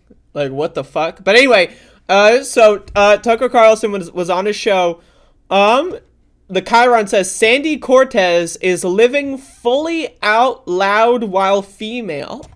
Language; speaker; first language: English; native; English